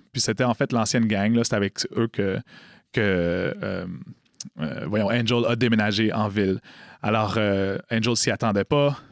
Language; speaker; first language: French; native; French